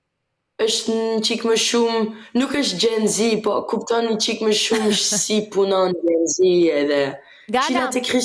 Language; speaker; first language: Albanian; early bilingual, heritage; Albanian